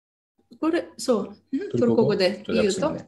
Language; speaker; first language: Japanese; non-native, fluent; Tatar